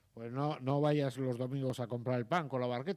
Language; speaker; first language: Spanish; native; Spanish